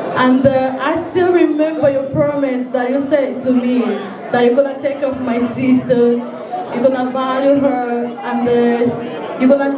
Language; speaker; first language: English; non-native, learner; Portuguese